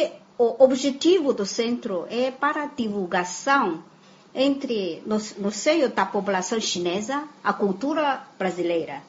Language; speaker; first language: Portuguese; non-native, fluent; Chinese